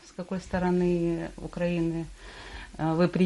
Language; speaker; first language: Spanish; non-native, learner; Russian